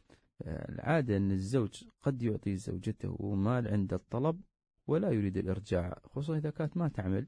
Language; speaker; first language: Arabic; native; Arabic